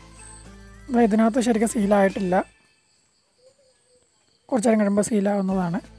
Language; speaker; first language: Malayalam; native; Malayalam